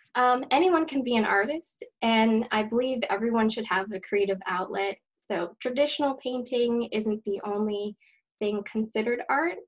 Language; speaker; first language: English; native; English